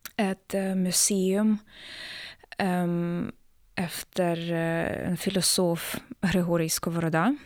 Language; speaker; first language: Swedish; non-native, fluent; Ukrainian